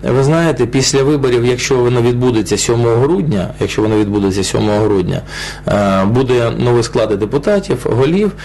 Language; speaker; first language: Ukrainian; non-native, local second language; Russian